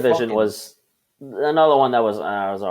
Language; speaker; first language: English; native; English